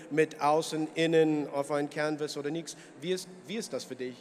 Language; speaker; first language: German; non-native, learner; English